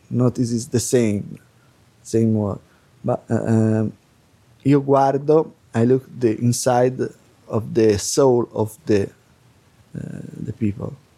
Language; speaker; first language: English; non-native, learner; Italian